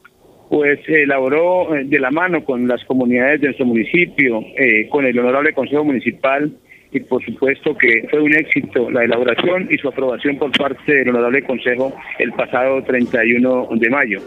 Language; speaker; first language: Spanish; native; Spanish